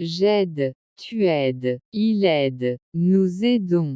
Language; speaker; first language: French; non-native, local second language; Arabic